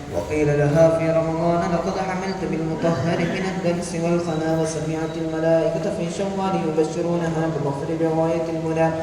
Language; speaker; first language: Arabic; non-native, fluent; Malayalam